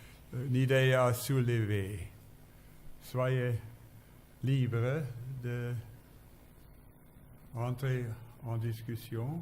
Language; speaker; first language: French; non-native, fluent; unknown